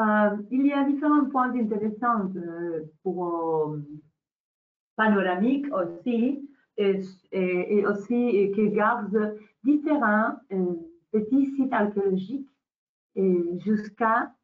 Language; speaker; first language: French; non-native, learner; Spanish